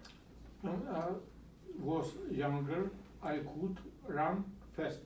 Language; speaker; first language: English; non-native, learner; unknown